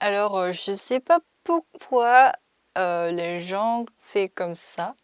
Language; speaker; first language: French; non-native, fluent; Korean